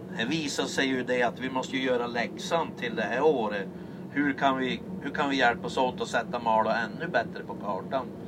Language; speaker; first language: Swedish; native; Swedish